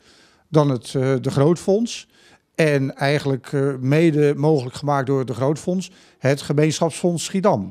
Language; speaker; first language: Dutch; native; Dutch